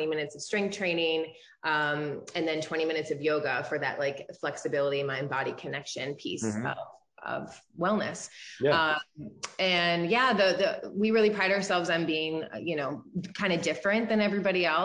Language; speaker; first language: English; native; English